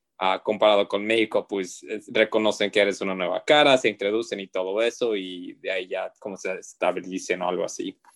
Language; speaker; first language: Spanish; early bilingual, heritage; Spanish